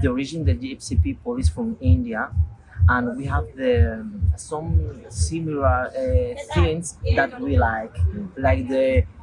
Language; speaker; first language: English; non-native, local second language; Spanish